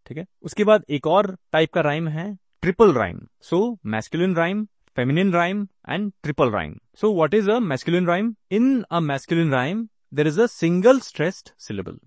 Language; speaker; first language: English; non-native, local second language; Hindi